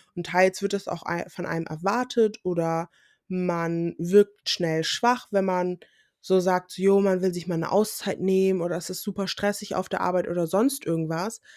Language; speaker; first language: German; native; German